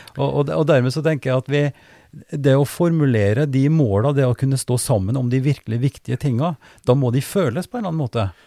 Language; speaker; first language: Norwegian; native; Norwegian